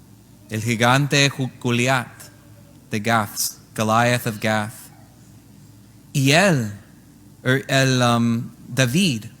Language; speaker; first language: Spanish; non-native, learner; English